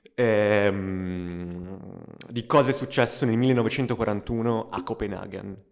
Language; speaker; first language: Italian; early bilingual, other home language; Russian